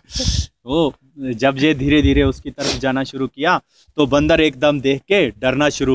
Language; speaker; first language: Hindi; native; Hindi